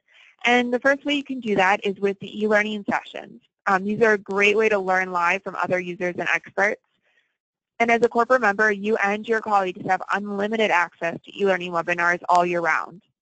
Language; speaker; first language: English; native; English